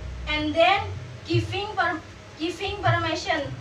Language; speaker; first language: English; non-native, learner; Indonesian